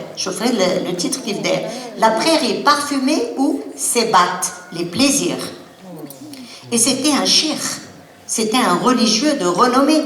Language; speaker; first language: French; non-native, local second language; Arabic